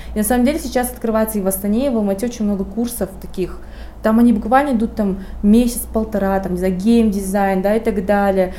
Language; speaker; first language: Russian; native; Russian